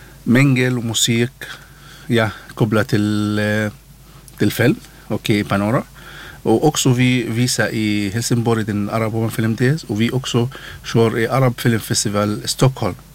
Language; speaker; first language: Swedish; non-native, learner; Arabic